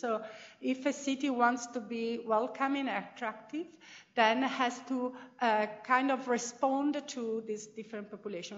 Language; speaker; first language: English; non-native, fluent; Italian